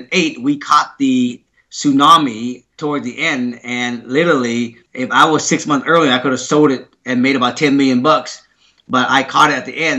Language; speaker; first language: English; early bilingual, other home language; Vietnamese